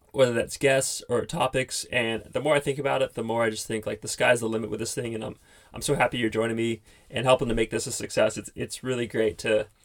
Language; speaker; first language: English; native; English